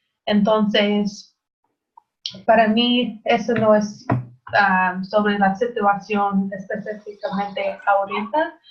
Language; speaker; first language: Spanish; non-native, learner; English